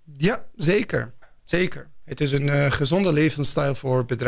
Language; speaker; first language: Dutch; non-native, fluent; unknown